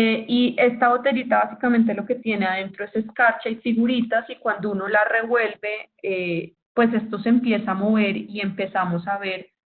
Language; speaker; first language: Spanish; native; Spanish